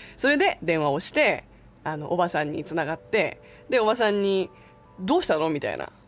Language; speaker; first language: Japanese; non-native, fluent; Korean